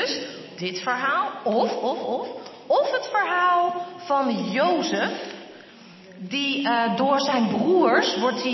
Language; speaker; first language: Dutch; native; Dutch